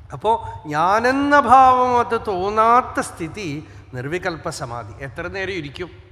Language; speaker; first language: Malayalam; non-native, local second language; Tamil